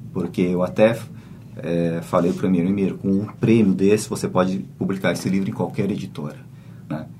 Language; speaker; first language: Portuguese; native; Portuguese